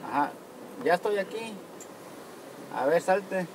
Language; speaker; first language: Spanish; native; Spanish